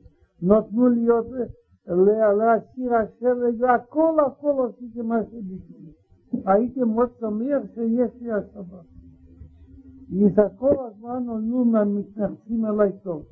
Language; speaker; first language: Hebrew; non-native, learner; Russian